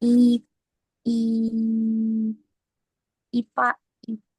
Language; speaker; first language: Chinese; non-native, learner; Indonesian